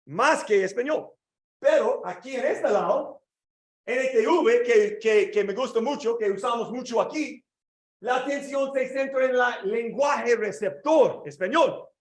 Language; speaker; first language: Spanish; non-native, learner; English